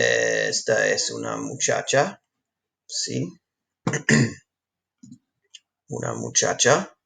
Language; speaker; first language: Spanish; non-native, fluent; English